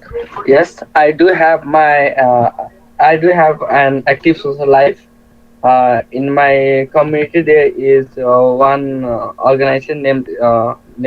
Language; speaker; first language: English; non-native, learner; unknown